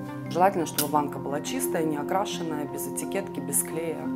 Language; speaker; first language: Russian; native; Russian